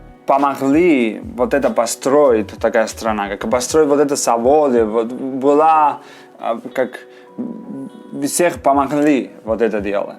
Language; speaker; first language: Russian; non-native, fluent; Spanish